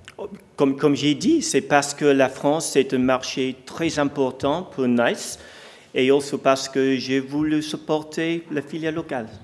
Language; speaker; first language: French; non-native, learner; English